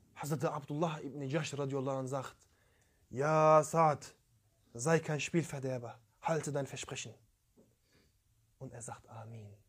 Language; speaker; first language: German; early bilingual, other home language; Turkish